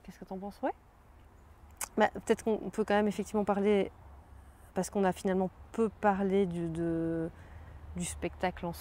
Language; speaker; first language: French; native; French